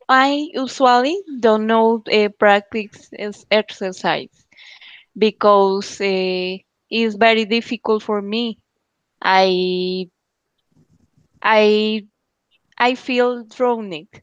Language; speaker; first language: English; non-native, learner; Spanish